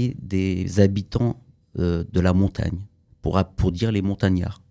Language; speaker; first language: French; early bilingual, other home language; Kurdish